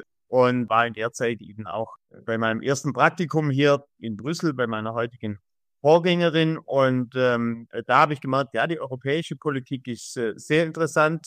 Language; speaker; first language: German; native; German